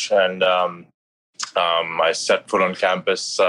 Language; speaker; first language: English; non-native, local second language; Hindi